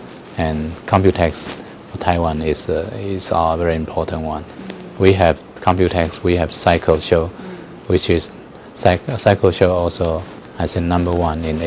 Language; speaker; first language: English; non-native, fluent; Chinese